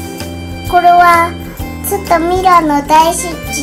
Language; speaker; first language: Japanese; native; Japanese